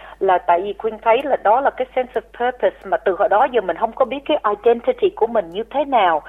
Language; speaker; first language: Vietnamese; early bilingual, heritage; Vietnamese